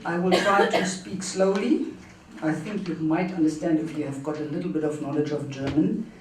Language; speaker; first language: English; non-native, fluent; German